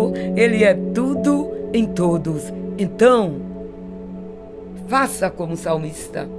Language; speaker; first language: Portuguese; native; Portuguese